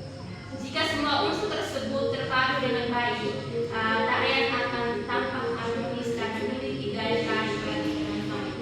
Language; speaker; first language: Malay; non-native, local second language; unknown